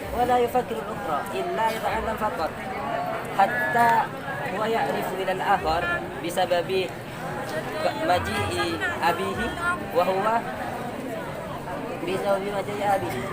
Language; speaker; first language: Arabic; non-native, learner; Indonesian